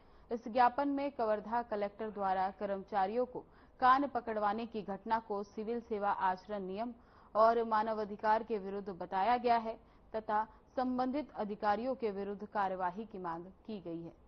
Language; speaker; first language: Hindi; native; Hindi